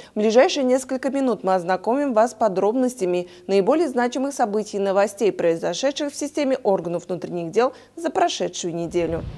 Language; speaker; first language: Russian; non-native, local second language; Uzbek